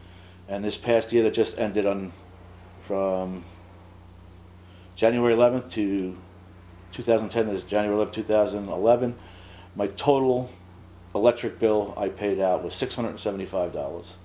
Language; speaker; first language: English; native; English